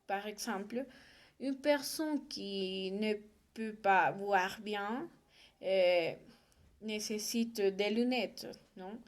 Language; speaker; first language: French; non-native, learner; Spanish